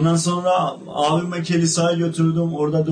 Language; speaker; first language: Turkish; non-native, local second language; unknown